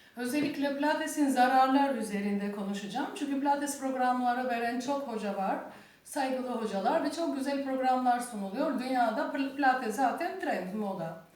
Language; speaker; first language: Turkish; non-native, learner; Albanian